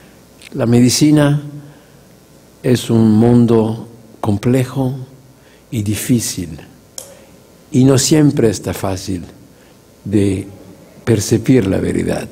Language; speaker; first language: Spanish; non-native, fluent; Italian